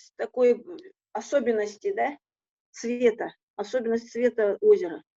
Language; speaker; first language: Russian; non-native, local second language; Kazakh